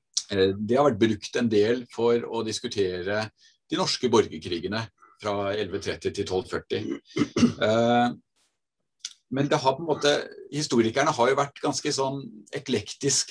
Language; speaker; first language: Norwegian; native; Norwegian